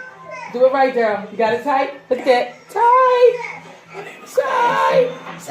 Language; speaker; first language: English; native; English